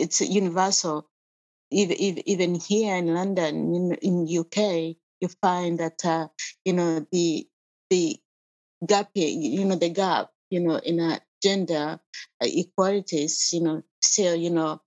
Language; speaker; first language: English; non-native, local second language; Kinyarwanda